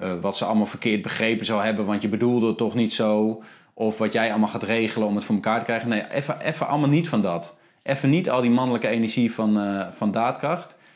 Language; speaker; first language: Dutch; native; Dutch